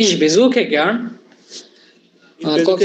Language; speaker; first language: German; non-native, fluent; Bangla